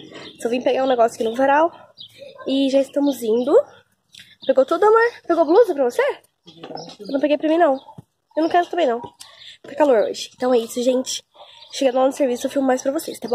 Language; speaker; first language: Portuguese; native; Portuguese